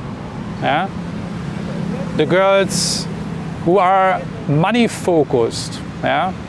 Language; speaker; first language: English; non-native, fluent; German